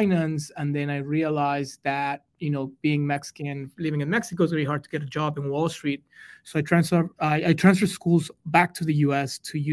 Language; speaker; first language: English; non-native, fluent; Spanish